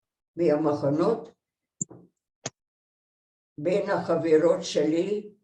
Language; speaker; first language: Hebrew; non-native, fluent; Hungarian